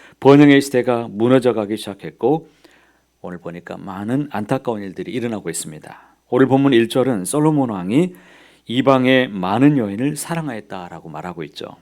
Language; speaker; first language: Korean; native; Korean